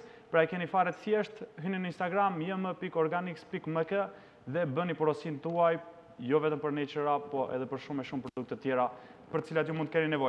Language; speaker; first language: Albanian; native; Albanian